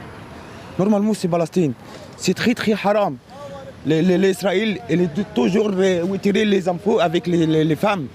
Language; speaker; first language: French; non-native, learner; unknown